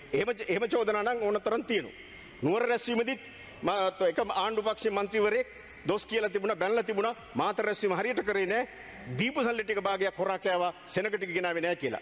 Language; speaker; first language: Sinhala; native; Sinhala